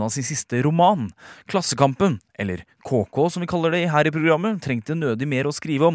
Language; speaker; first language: Norwegian; native; Norwegian